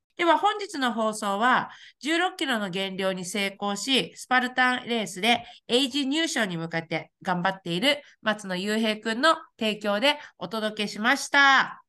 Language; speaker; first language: Japanese; native; Japanese